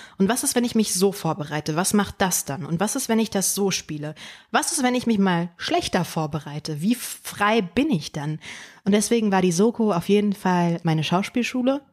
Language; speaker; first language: German; early bilingual, other home language; Polish